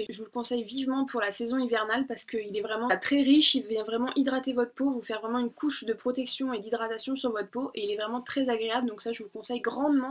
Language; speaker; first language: French; native; French